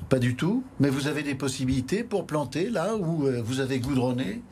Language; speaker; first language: French; native; French